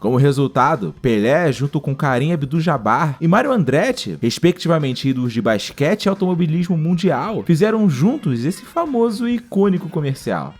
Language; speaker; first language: Portuguese; native; Portuguese